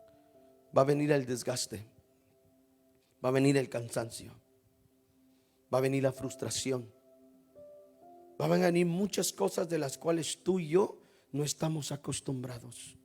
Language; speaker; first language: Spanish; native; Spanish